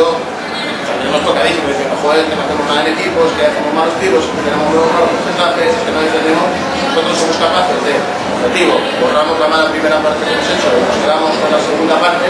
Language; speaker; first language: Spanish; native; Spanish